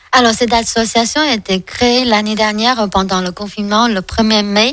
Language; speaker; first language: French; non-native, fluent; Chinese